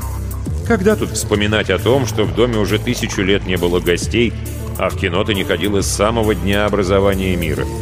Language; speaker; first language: Russian; native; Russian